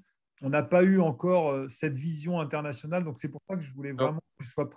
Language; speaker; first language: French; native; French